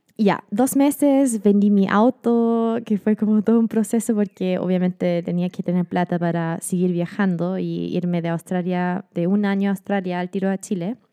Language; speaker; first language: Spanish; non-native, fluent; German